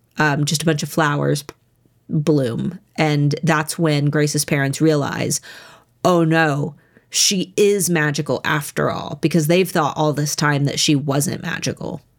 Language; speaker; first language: English; native; English